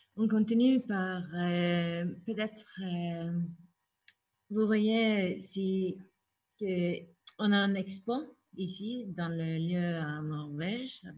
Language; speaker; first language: French; non-native, fluent; Norwegian